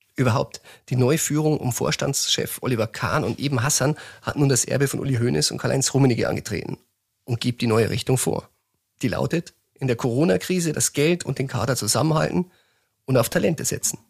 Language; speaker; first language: German; native; German